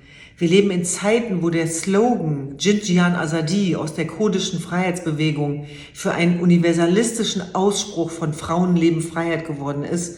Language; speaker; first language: German; early bilingual, other home language; Kurdish